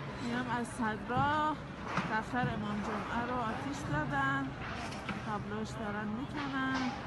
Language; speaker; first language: Persian; native; Persian